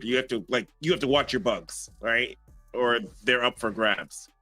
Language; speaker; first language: English; native; English